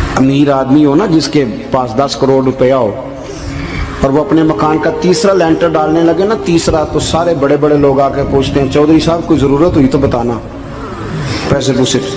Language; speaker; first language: Urdu; non-native, local second language; Punjabi